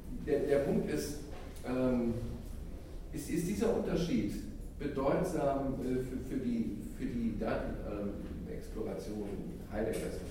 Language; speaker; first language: German; native; German